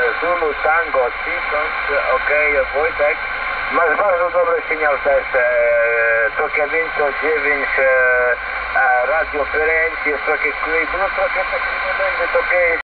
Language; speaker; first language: Polish; non-native, learner; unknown